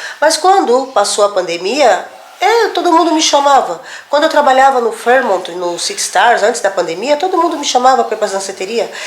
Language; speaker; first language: Portuguese; native; Portuguese